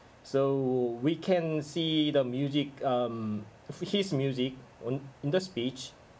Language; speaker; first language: English; non-native, fluent; Korean